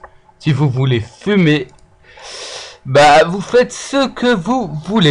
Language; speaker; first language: French; native; French